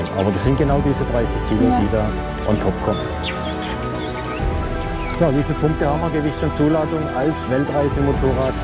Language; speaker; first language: German; native; German